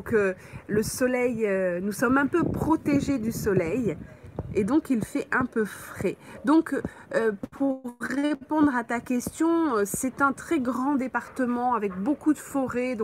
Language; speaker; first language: French; native; French